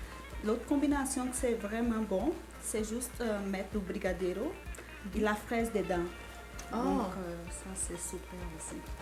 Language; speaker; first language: French; non-native, learner; Portuguese